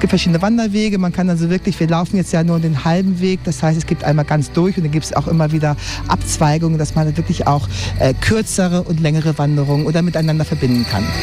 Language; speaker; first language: German; native; German